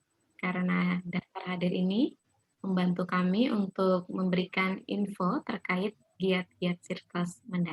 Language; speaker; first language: Indonesian; native; Indonesian